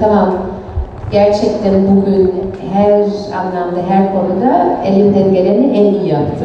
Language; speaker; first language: Turkish; non-native, fluent; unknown